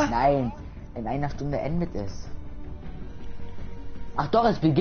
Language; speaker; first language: German; native; German